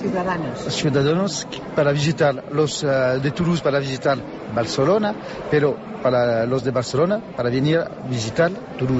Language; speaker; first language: Spanish; non-native, learner; French